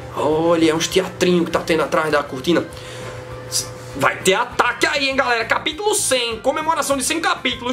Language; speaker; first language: Portuguese; native; Portuguese